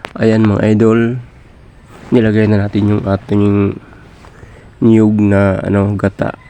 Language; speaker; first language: Filipino; non-native, local second language; Cebuano